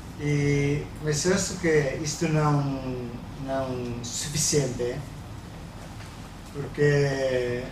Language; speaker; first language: Portuguese; non-native, learner; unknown